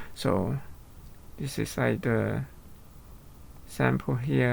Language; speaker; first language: English; non-native, fluent; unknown